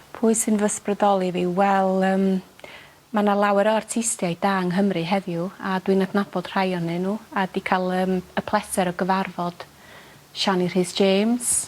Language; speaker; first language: Welsh; native; Welsh